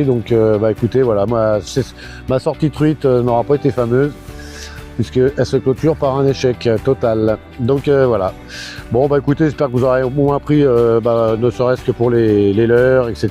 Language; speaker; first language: French; native; French